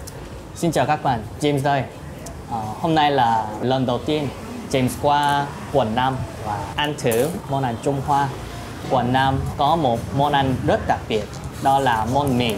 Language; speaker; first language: Vietnamese; non-native, fluent; Korean